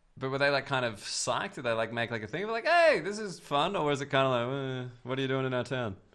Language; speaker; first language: English; native; English